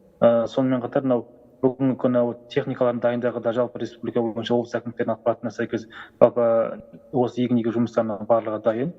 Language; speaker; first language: Kazakh; native; Kazakh